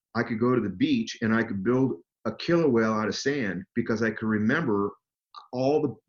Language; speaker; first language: English; native; English